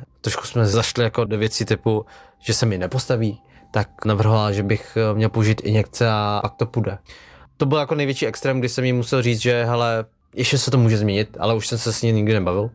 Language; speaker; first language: Czech; early bilingual, other home language; Vietnamese